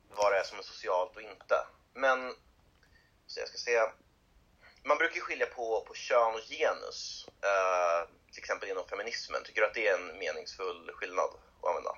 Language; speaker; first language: Swedish; native; Swedish